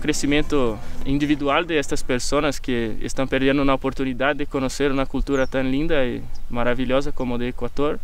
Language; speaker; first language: Spanish; non-native, fluent; Portuguese